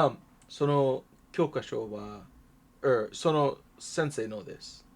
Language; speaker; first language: Japanese; non-native, learner; English